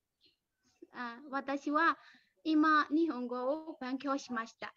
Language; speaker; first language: Japanese; non-native, learner; Burmese